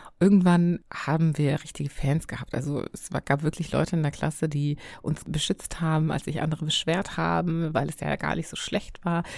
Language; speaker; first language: German; early bilingual, other home language; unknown